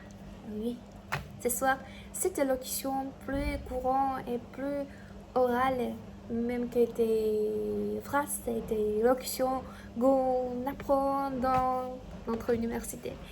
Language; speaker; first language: French; non-native, learner; Chinese